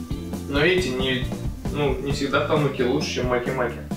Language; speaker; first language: Russian; native; Russian